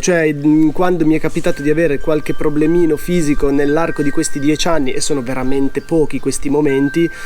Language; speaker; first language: Italian; native; Italian